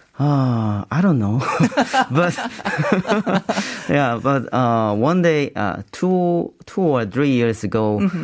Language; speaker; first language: English; non-native, learner; Korean